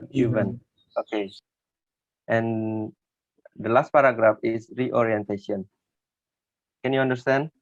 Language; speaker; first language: English; non-native, learner; Indonesian